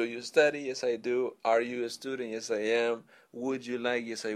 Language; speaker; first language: English; non-native, fluent; Spanish